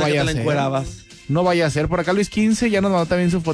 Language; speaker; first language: Spanish; native; Spanish